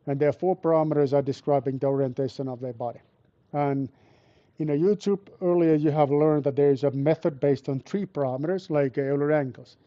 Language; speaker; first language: English; non-native, fluent; Finnish